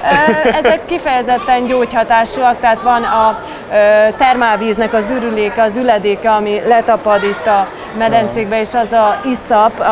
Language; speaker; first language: Hungarian; native; Hungarian